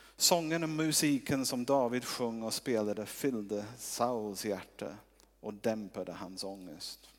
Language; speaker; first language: Swedish; non-native, fluent; English